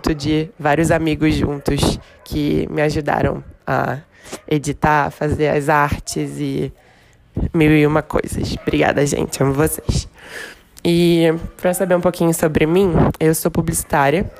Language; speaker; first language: Portuguese; native; Portuguese